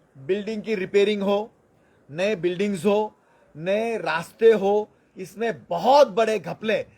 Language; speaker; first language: Hindi; non-native, local second language; Marathi